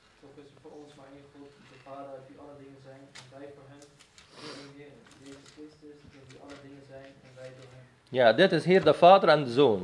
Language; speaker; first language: Dutch; non-native, fluent; Arabic